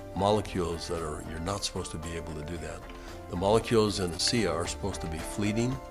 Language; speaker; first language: English; native; English